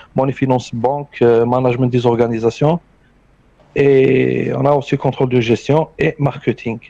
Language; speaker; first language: French; non-native, local second language; Arabic